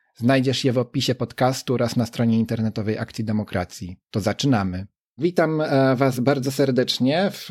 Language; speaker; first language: Polish; native; Polish